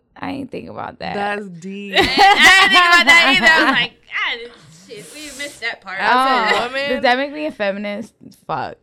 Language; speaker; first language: English; native; English